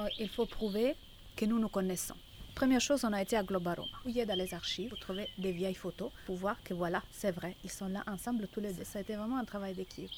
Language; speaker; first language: French; non-native, fluent; Italian